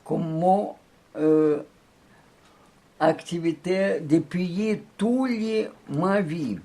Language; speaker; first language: French; non-native, learner; Russian